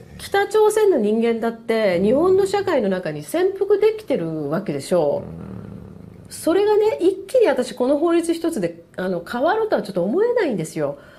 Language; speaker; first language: Japanese; native; Japanese